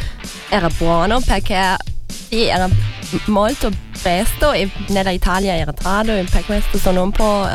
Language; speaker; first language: Italian; non-native, learner; German